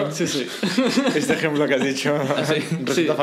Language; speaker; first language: Spanish; native; Spanish